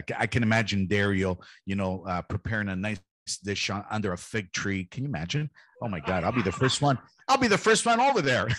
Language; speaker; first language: English; early bilingual, heritage; Italian